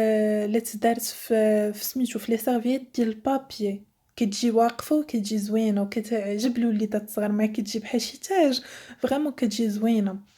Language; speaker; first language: Arabic; native; Arabic